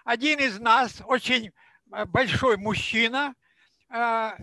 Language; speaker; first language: Russian; non-native, local second language; Ukrainian